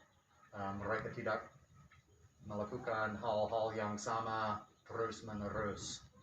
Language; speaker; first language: Indonesian; non-native, fluent; English